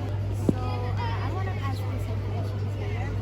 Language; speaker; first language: English; non-native, learner; Indonesian